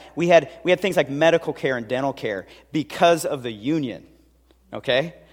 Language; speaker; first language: English; native; English